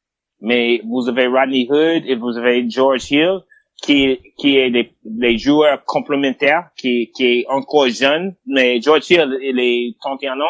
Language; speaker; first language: French; non-native, fluent; English